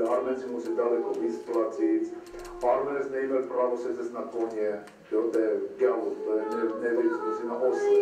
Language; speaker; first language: Czech; non-native, learner; Armenian